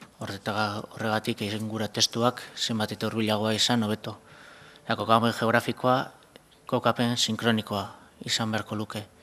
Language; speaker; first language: Basque; native; Basque